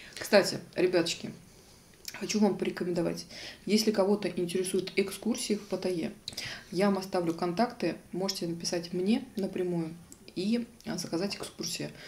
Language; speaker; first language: Russian; native; Russian